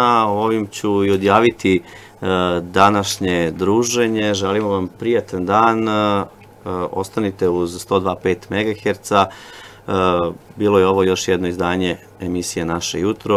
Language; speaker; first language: Serbian; native; Serbian